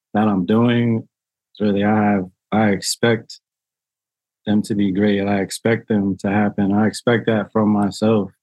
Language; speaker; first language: English; native; English